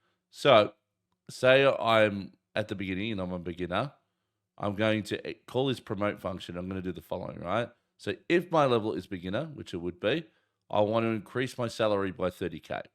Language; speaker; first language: English; native; English